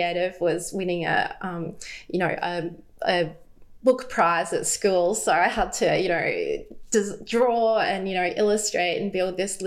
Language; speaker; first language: English; native; English